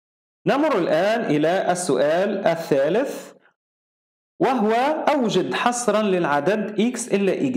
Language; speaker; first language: Arabic; native; Arabic